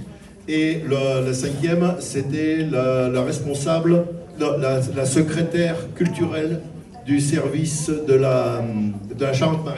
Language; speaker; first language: French; native; French